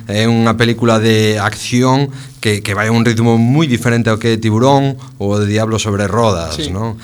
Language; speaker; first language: Galician; non-native, local second language; Spanish